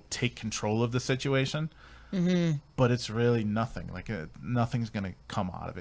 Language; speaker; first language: English; native; English